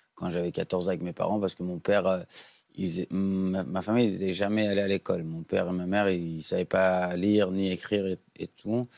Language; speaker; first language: French; non-native, fluent; Persian